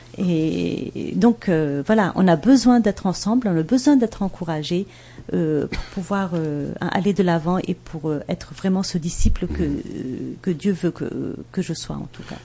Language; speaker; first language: French; non-native, local second language; Malagasy